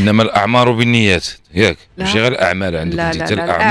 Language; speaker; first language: Arabic; native; Arabic